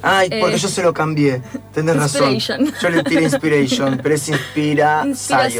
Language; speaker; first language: Spanish; native; Spanish